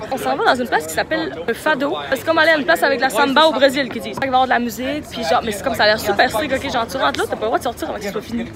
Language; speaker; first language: French; native; French